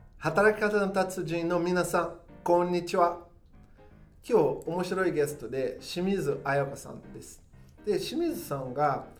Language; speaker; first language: Japanese; non-native, fluent; Portuguese